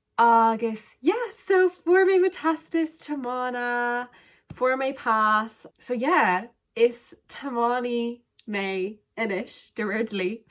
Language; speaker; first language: Irish; non-native, local second language; English